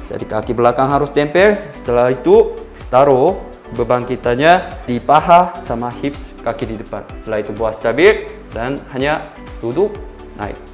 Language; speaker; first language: Indonesian; non-native, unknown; Korean